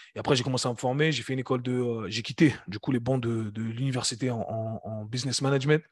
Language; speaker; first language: French; native; French